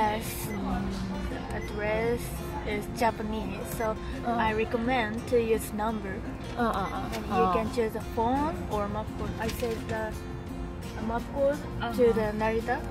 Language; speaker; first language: English; non-native, learner; Thai